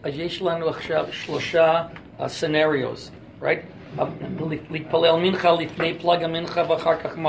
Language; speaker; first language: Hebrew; non-native, fluent; English